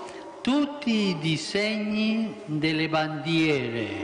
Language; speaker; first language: Italian; non-native, fluent; Spanish